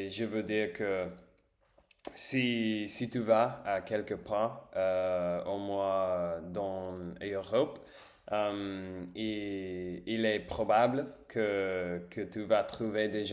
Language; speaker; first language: French; non-native, learner; English